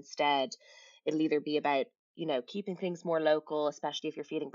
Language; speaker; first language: English; native; English